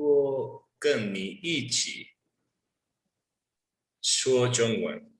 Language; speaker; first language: Chinese; non-native, learner; English